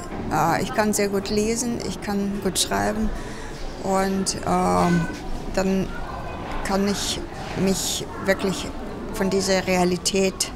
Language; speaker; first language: German; non-native, fluent; Russian